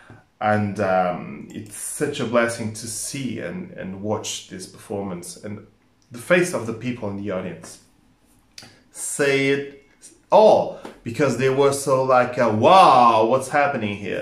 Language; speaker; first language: English; non-native, fluent; Portuguese